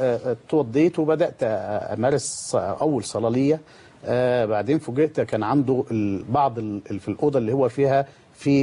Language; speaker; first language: Arabic; native; Arabic